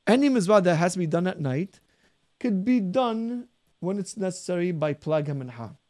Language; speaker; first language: English; early bilingual, heritage; Arabic